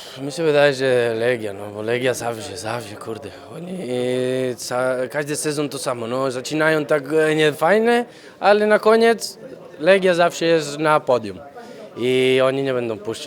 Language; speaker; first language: Polish; non-native, fluent; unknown